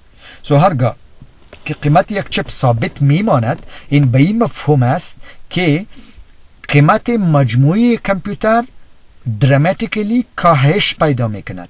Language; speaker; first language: Persian; native; Persian